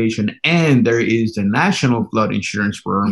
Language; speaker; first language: English; non-native, fluent; Spanish